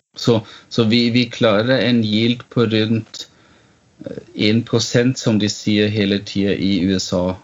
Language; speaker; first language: Norwegian; non-native, fluent; German